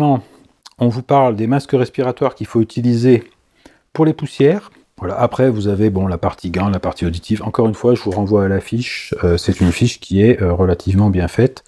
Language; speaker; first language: French; native; French